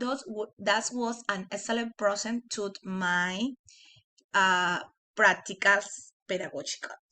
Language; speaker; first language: English; non-native, learner; Spanish